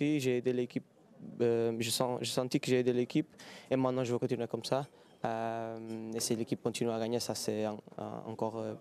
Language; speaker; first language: French; non-native, fluent; Portuguese